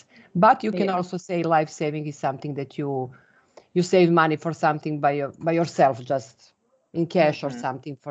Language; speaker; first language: English; non-native, fluent; Serbian